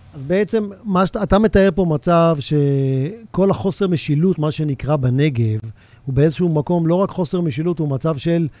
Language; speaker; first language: Hebrew; native; Hebrew